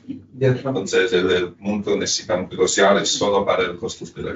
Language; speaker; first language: Spanish; non-native, fluent; English